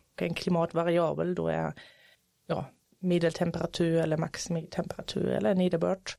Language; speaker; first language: Swedish; non-native, fluent; German